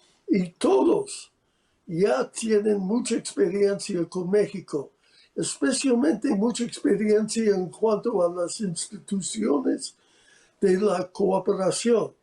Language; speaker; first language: Spanish; non-native, fluent; English